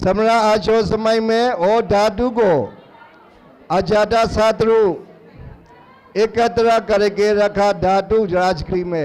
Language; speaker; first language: Hindi; non-native, learner; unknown